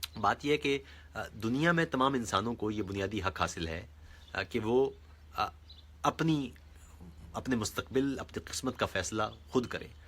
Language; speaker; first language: Urdu; non-native, local second language; Pahari-Potwari